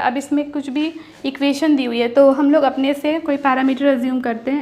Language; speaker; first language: Hindi; native; Hindi